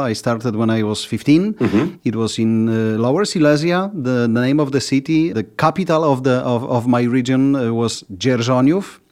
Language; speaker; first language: English; non-native, fluent; Polish